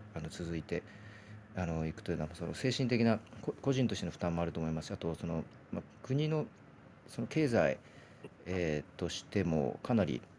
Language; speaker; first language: Japanese; native; Japanese